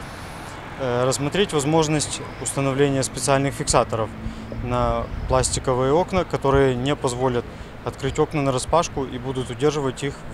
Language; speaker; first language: Russian; native; Russian